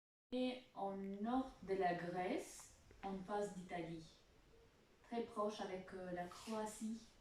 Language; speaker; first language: French; non-native, fluent; Albanian